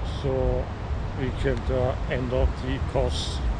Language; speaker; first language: English; non-native, learner; Turkish